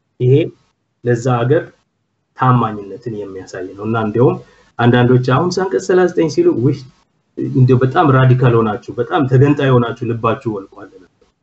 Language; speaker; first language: Amharic; non-native, local second language; Oromo